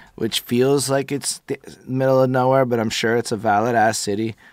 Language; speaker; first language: English; native; English